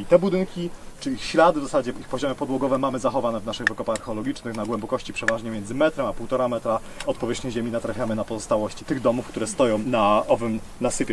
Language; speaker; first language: Polish; native; Polish